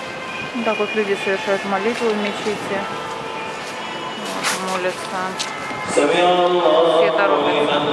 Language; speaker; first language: Russian; native; Russian